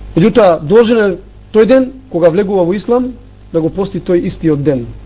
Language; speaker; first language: Macedonian; non-native, local second language; Albanian